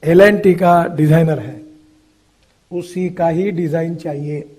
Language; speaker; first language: Hindi; non-native, local second language; Marathi